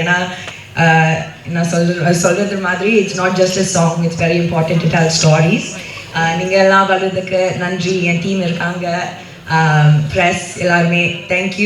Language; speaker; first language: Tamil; early bilingual, heritage; Tamil